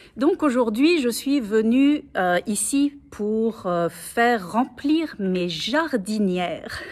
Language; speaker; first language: French; native; French